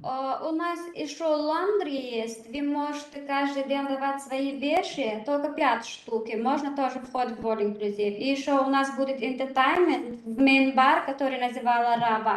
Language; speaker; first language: Russian; non-native, learner; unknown